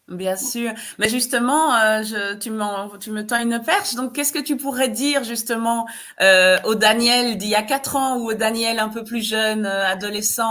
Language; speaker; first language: French; native; French